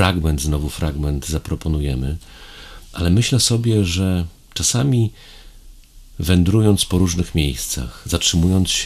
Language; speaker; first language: Polish; native; Polish